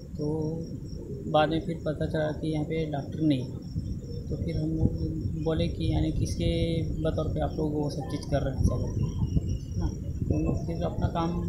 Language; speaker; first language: Hindi; native; Hindi